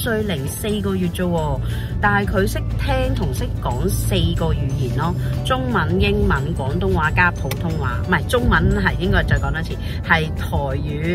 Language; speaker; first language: Cantonese; native; Cantonese